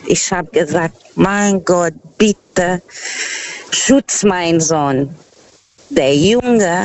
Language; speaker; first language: German; non-native, fluent; Portuguese